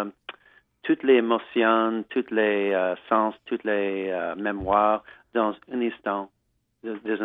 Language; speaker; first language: French; non-native, learner; English